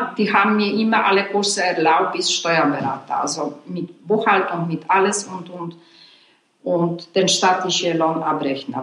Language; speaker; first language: German; non-native, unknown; Polish